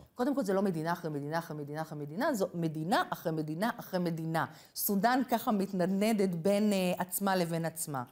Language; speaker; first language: Hebrew; non-native, fluent; English